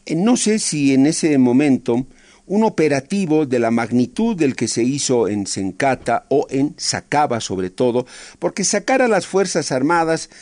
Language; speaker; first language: Spanish; native; Spanish